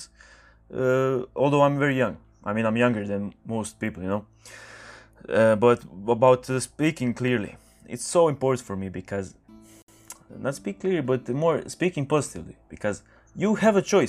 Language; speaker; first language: English; non-native, fluent; Croatian